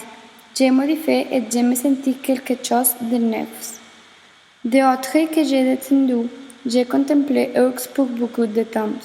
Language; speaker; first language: French; non-native, learner; Spanish